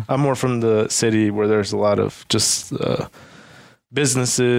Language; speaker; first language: English; early bilingual, other home language; Spanish